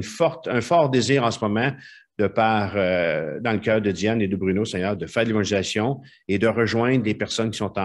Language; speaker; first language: French; native; French